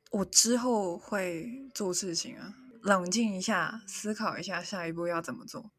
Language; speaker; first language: Chinese; non-native, local second language; Cantonese